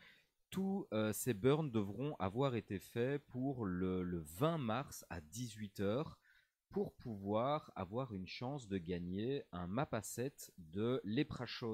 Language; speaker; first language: French; native; French